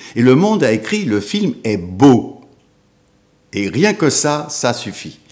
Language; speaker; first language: French; native; French